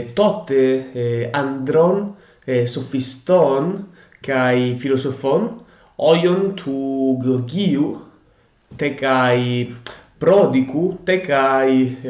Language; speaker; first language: Greek; non-native, learner; Italian